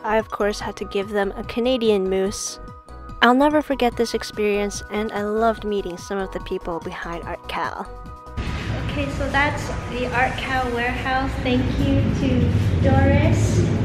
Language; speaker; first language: English; early bilingual, other home language; Chinese